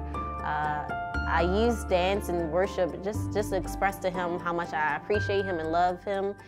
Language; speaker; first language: English; native; English